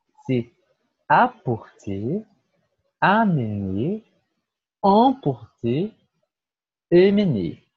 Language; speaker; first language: French; non-native, fluent; Portuguese